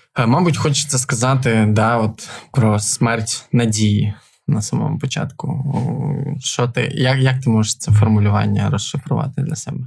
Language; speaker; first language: Ukrainian; native; Ukrainian